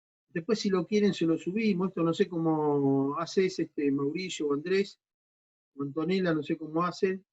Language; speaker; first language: Spanish; native; Spanish